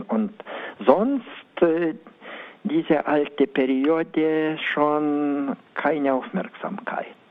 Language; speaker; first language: German; non-native, learner; Lithuanian